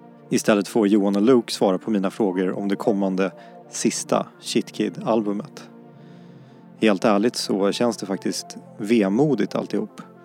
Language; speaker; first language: Swedish; native; Swedish